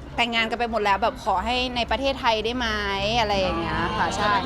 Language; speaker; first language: Thai; native; Thai